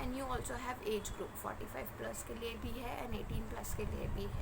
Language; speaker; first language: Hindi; native; Hindi